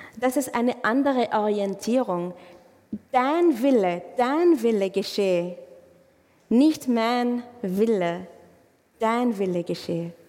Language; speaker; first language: German; non-native, fluent; Arabic